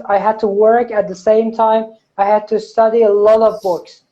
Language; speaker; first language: English; non-native, fluent; Persian